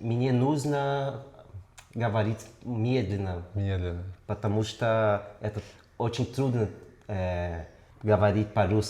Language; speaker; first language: Russian; non-native, learner; Portuguese